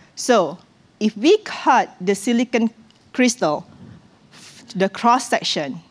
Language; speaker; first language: English; non-native, local second language; Malay